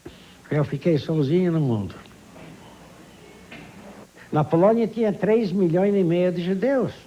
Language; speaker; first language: Portuguese; non-native, fluent; Polish